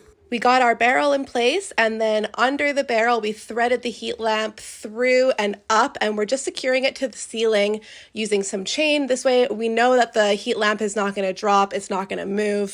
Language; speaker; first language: English; native; English